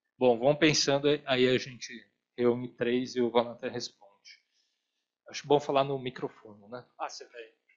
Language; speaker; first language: Portuguese; native; Portuguese